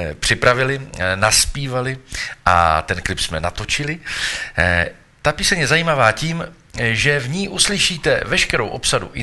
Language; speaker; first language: Czech; native; Czech